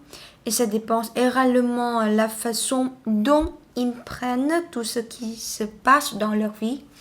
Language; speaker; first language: French; non-native, learner; Vietnamese